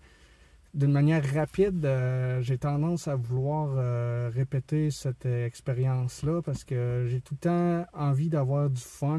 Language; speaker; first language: French; native; French